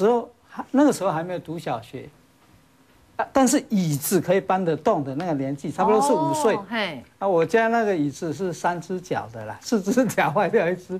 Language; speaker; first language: Chinese; native; Chinese